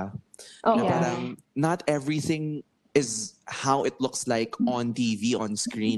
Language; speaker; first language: English; non-native, local second language; Filipino